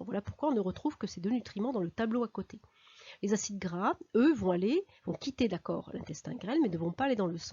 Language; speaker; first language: French; native; French